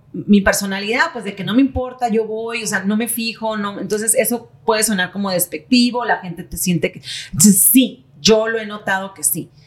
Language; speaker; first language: Spanish; native; Spanish